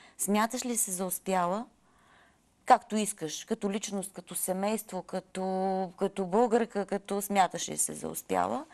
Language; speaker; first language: Bulgarian; native; Bulgarian